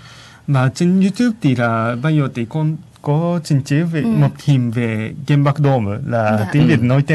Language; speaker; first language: Vietnamese; non-native, fluent; Japanese